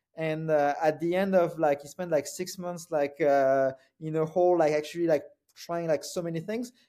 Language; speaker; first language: English; non-native, fluent; French